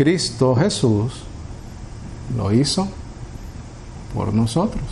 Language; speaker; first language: Spanish; native; Spanish